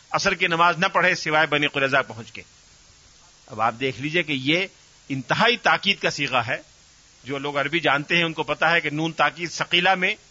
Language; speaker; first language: Urdu; native; Urdu